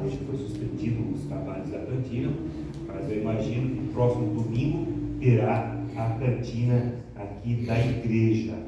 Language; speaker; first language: Portuguese; native; Portuguese